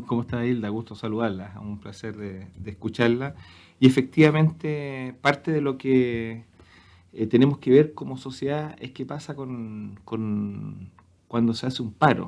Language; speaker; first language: Spanish; native; Spanish